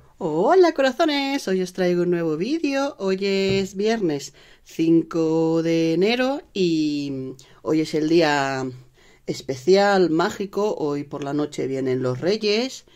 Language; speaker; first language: Spanish; native; Spanish